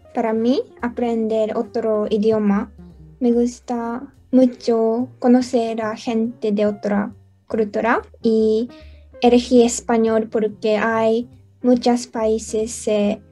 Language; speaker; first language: Spanish; non-native, learner; Japanese